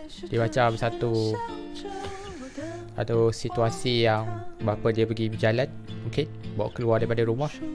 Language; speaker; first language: Malay; native; Malay